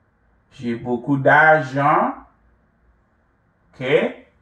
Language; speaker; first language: French; non-native, fluent; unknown